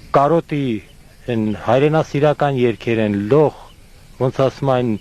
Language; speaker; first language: Armenian; non-native, fluent; Estonian